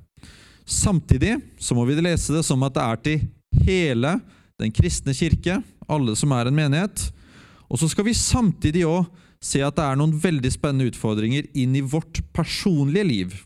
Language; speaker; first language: Norwegian; native; Norwegian